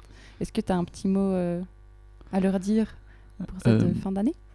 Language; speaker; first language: French; native; French